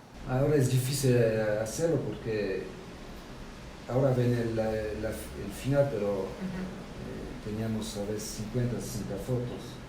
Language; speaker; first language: Spanish; non-native, fluent; French